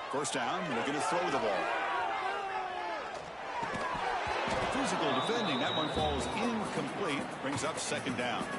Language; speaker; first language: English; native; English